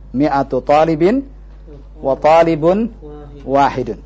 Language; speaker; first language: Arabic; non-native, fluent; Indonesian